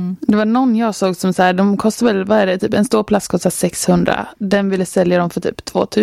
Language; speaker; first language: Swedish; native; Swedish